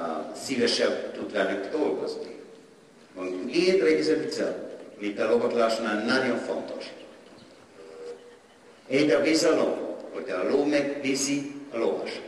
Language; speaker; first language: Hungarian; non-native, learner; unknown